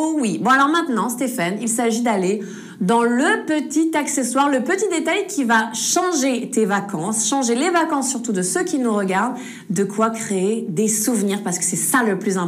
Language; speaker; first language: French; native; French